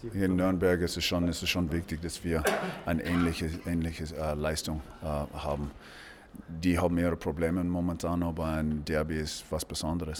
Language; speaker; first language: German; non-native, fluent; English